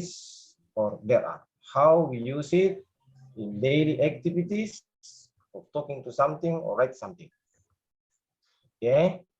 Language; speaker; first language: English; non-native, learner; Indonesian